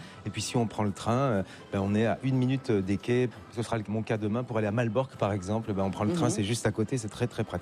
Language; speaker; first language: French; native; French